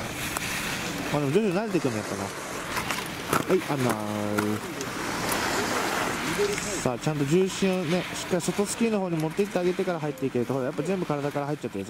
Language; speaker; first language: Japanese; native; Japanese